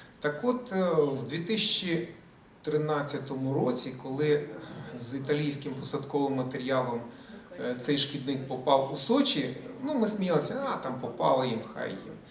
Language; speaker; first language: Ukrainian; early bilingual, other home language; Russian